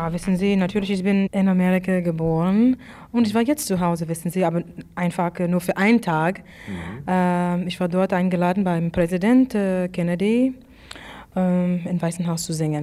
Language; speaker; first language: German; non-native, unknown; English